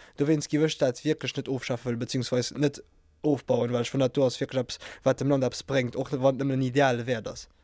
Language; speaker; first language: Luxembourgish; non-native, fluent; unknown